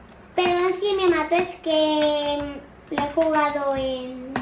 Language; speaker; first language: Spanish; native; Spanish